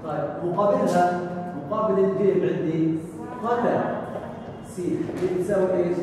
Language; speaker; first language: Arabic; native; Arabic